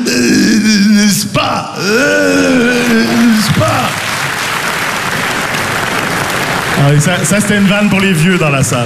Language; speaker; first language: French; native; French